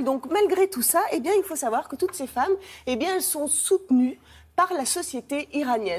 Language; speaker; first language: French; native; French